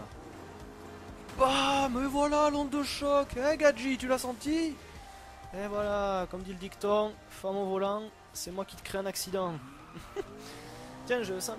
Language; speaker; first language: French; native; French